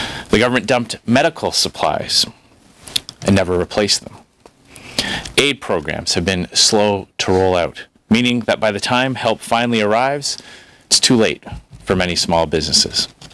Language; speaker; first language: English; native; English